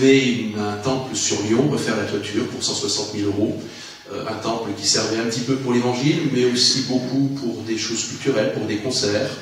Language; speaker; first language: French; native; French